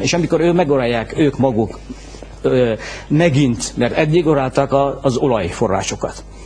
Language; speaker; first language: Hungarian; non-native, fluent; Arabic